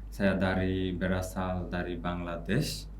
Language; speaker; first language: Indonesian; non-native, learner; Bangla